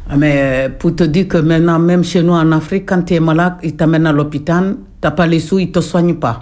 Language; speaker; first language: French; non-native, local second language; Jola-Fonyi